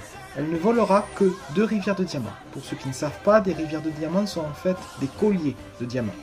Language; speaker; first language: French; native; French